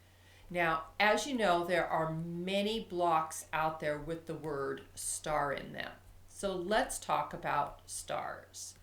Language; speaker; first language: English; native; English